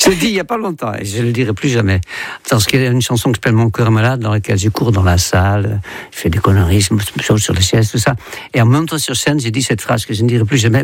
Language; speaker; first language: French; non-native, fluent; Dutch